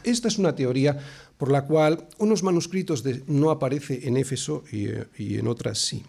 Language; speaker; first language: Spanish; native; Spanish